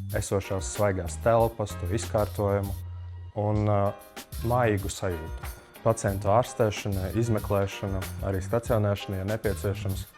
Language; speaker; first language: Latvian; native; Latvian